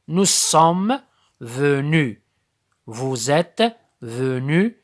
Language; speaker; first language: French; non-native, local second language; Arabic